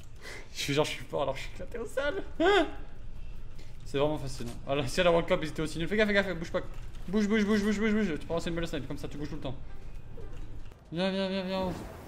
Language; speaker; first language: French; native; French